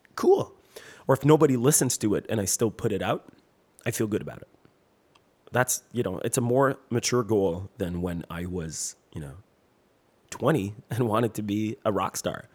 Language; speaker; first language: English; non-native, fluent; French